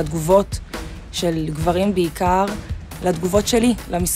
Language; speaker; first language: Hebrew; native; Hebrew